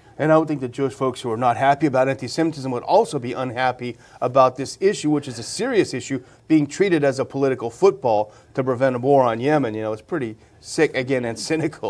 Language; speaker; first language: English; native; English